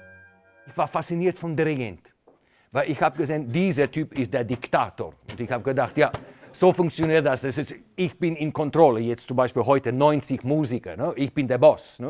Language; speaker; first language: German; non-native, fluent; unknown